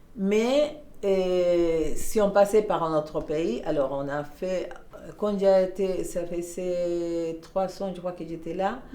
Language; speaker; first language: French; non-native, learner; Spanish